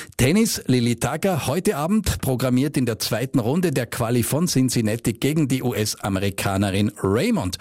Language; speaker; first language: German; native; German